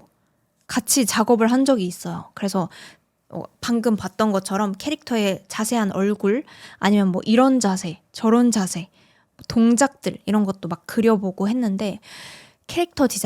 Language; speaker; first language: Korean; native; Korean